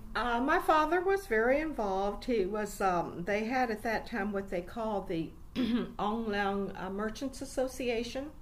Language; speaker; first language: English; native; English